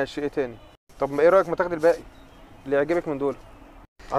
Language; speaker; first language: Arabic; native; Arabic